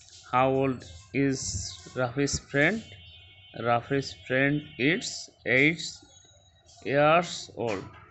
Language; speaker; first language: English; non-native, local second language; Bangla